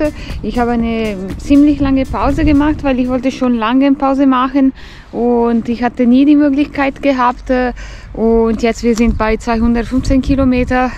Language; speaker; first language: German; non-native, fluent; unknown